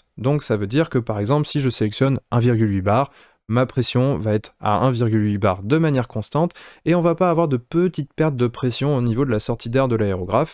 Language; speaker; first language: French; native; French